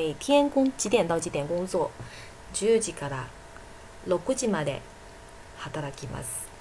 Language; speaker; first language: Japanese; non-native, fluent; Chinese